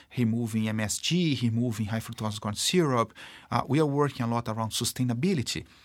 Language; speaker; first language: English; non-native, fluent; Portuguese